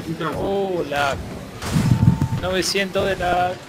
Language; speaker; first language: Spanish; native; Spanish